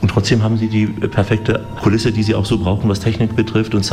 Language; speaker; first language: German; native; German